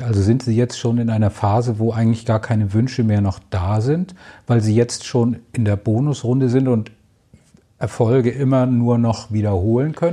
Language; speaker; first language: German; native; German